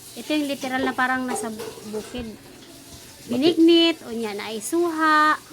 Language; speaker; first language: Filipino; non-native, local second language; Cebuano